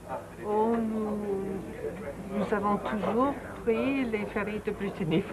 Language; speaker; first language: French; non-native, fluent; English